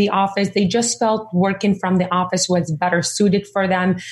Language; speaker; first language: English; early bilingual, other home language; Arabic